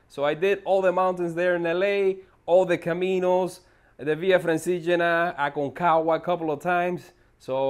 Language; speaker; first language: English; native; English